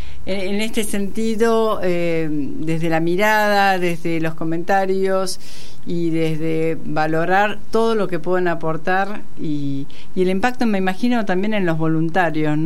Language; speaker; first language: Spanish; native; Spanish